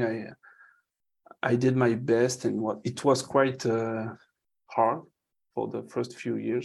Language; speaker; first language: English; non-native, fluent; French